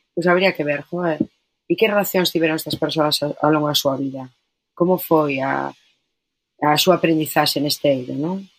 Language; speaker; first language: Galician; non-native, local second language; Spanish